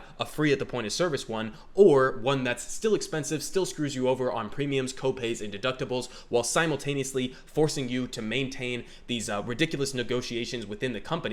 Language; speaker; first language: English; native; English